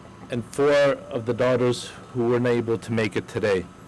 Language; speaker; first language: English; early bilingual, other home language; Spanish